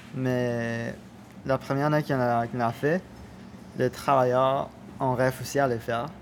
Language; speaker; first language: French; non-native, learner; Spanish